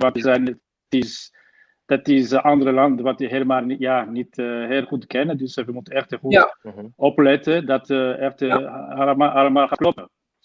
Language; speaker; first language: Dutch; non-native, fluent; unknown